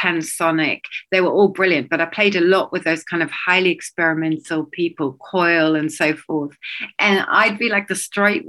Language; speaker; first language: English; native; English